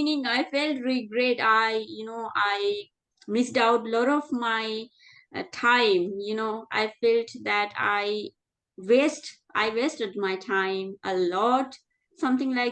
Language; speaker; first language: English; non-native, fluent; Sinhala